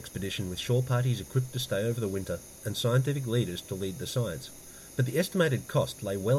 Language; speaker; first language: English; native; English